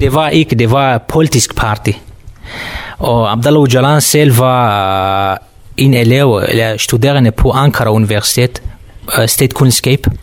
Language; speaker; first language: Danish; non-native, learner; Kurdish